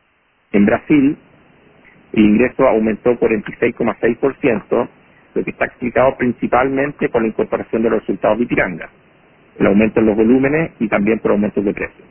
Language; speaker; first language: Spanish; native; Spanish